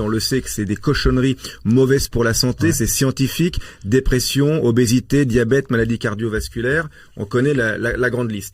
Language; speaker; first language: French; native; French